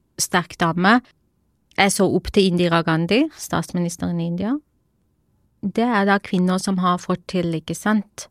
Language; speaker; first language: Norwegian; early bilingual, other home language; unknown